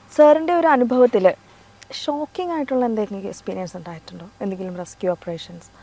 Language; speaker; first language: Malayalam; native; Malayalam